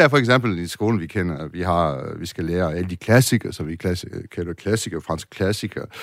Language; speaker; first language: Danish; non-native, fluent; French